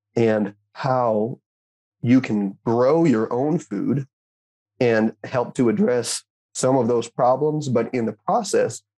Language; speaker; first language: English; native; English